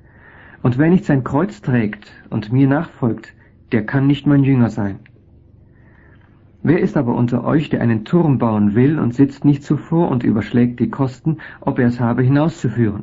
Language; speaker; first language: German; native; German